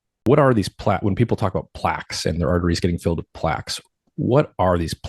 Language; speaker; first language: English; native; English